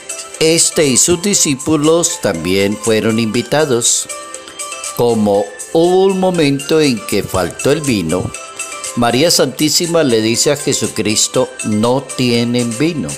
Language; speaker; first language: Spanish; native; Spanish